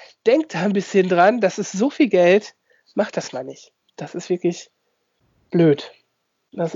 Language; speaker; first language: German; native; German